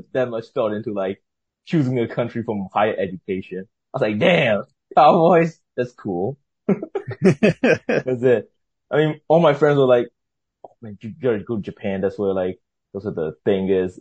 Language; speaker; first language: English; non-native, fluent; Burmese